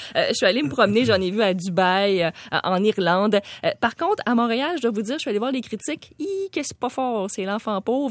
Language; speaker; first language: French; native; French